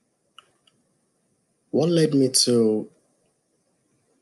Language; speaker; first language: English; non-native, local second language; Yoruba